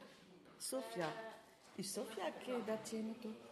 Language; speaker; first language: Spanish; non-native, learner; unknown